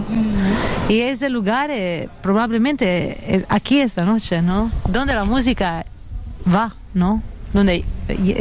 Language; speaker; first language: Spanish; non-native, fluent; Italian